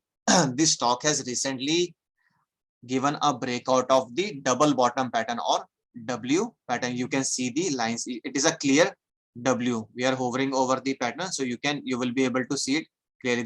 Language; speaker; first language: English; non-native, local second language; Hindi